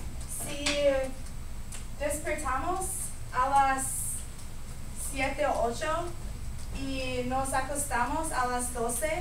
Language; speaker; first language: Spanish; non-native, learner; English